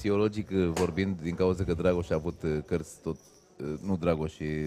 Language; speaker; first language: Romanian; native; Romanian